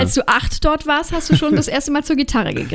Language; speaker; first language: German; native; German